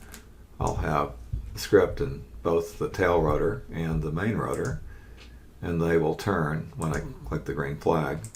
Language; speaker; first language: English; native; English